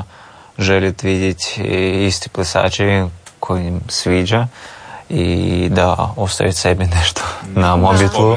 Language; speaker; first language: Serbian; non-native, learner; Russian